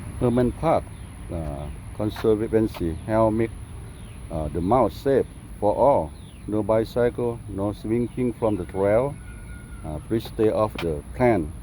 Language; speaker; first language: English; non-native, learner; Lao